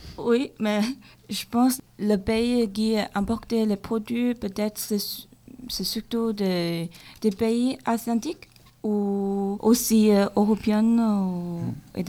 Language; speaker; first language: French; non-native, learner; Chinese